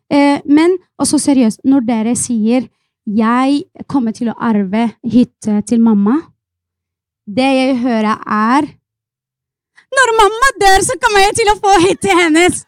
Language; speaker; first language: Norwegian; non-native, fluent; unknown